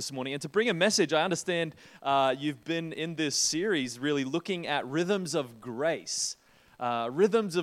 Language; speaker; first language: English; native; English